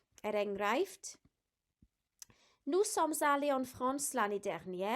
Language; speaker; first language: French; non-native, fluent; Welsh